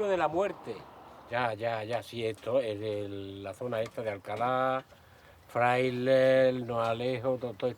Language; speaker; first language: Spanish; native; Spanish